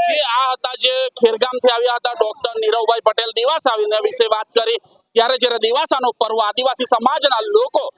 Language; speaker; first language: Gujarati; native; Gujarati